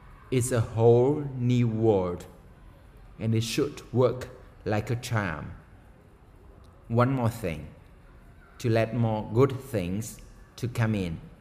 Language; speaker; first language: English; non-native, learner; Vietnamese